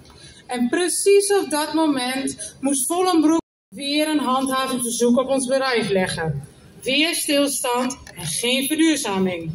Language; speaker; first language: Dutch; native; Dutch